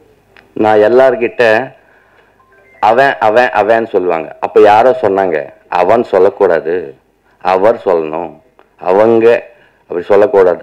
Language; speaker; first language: Tamil; non-native, learner; Telugu